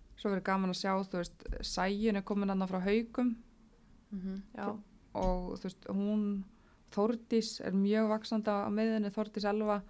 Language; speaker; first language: Icelandic; native; Icelandic